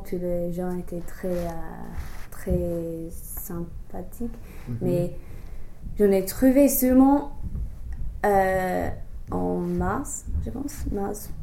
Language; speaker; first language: French; non-native, fluent; English